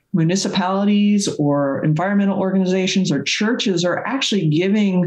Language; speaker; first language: English; native; English